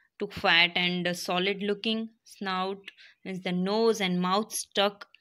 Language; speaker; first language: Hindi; non-native, local second language; Gujarati